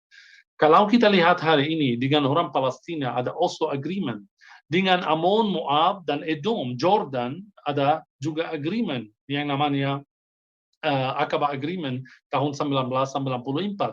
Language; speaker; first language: Indonesian; non-native, fluent; Hebrew